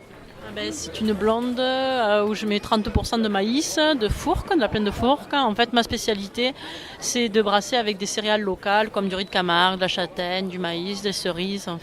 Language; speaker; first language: French; native; French